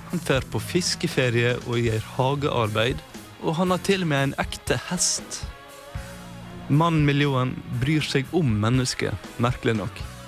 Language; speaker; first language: Norwegian; native; Norwegian